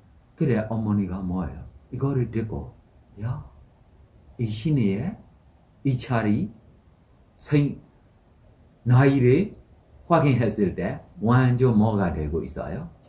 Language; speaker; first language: Korean; non-native, learner; Burmese